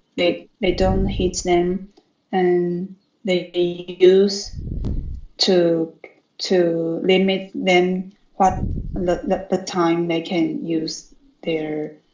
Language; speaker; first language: English; non-native, learner; Chinese